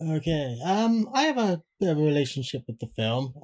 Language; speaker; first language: English; native; English